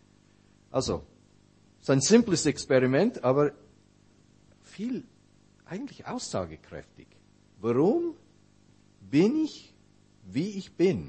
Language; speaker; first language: German; non-native, fluent; English